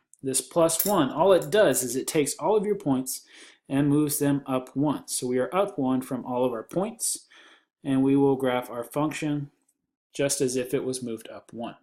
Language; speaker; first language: English; native; English